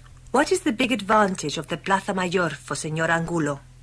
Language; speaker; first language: English; native; English